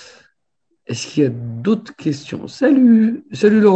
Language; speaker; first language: French; native; French